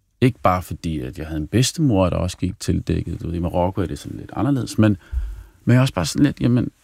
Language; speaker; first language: Danish; early bilingual, other home language; Arabic